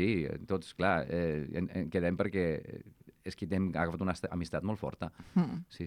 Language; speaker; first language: Catalan; non-native, fluent; Icelandic